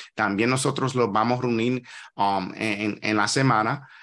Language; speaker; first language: Spanish; non-native, learner; English